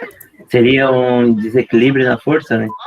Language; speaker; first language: Portuguese; native; Portuguese